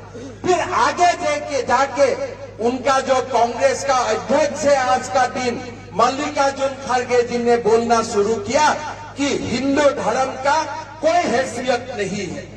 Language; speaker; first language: Hindi; non-native, local second language; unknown